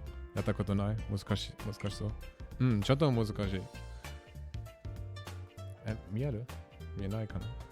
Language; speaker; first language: Japanese; non-native, learner; German